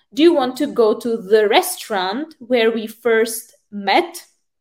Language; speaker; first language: English; non-native, fluent; Czech